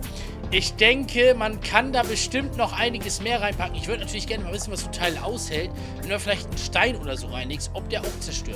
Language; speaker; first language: German; native; German